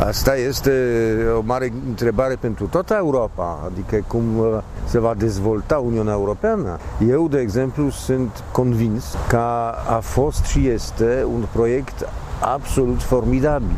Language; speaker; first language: Romanian; non-native, fluent; Polish